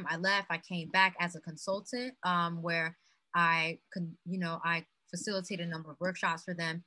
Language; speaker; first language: English; non-native, fluent; Haitian Creole